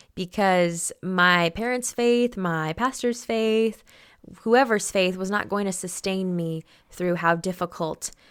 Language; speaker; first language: English; native; English